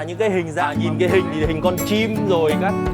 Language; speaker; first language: Vietnamese; native; Vietnamese